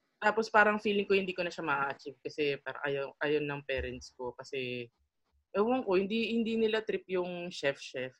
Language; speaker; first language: Filipino; native; Filipino